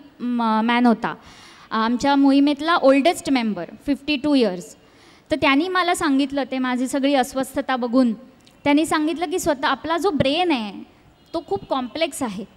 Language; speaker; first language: Marathi; native; Marathi